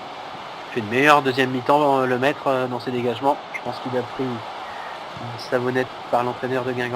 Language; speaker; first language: French; native; French